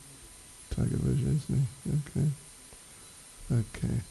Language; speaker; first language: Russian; non-native, learner; English